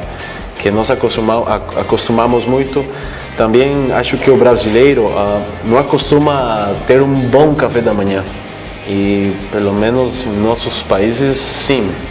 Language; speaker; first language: Portuguese; non-native, fluent; Spanish